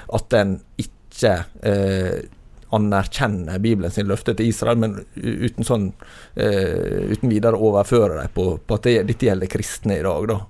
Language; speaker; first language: Norwegian; native; Norwegian